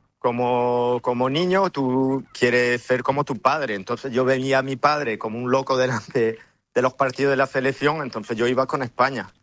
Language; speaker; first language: Spanish; early bilingual, heritage; French